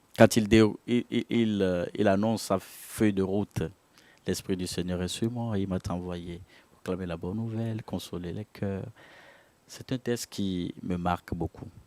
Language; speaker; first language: French; non-native, local second language; Ewe